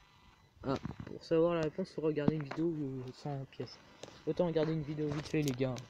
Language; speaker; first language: French; native; French